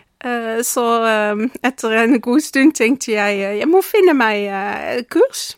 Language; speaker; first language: Norwegian; non-native, fluent; Dutch